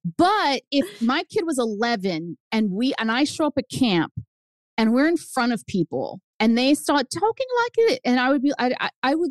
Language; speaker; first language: English; early bilingual, other home language; Spanish